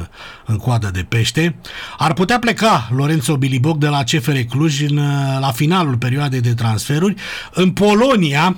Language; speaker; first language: Romanian; native; Romanian